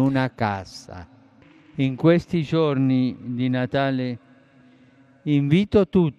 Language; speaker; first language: Italian; non-native, fluent; Spanish